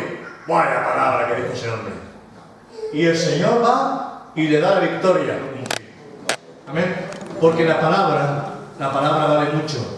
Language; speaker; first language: Spanish; native; Spanish